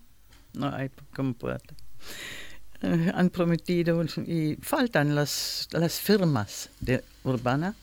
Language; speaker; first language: Spanish; non-native, learner; German